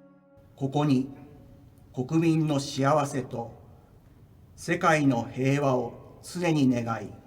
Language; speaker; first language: Japanese; native; Japanese